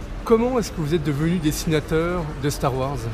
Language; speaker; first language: French; native; French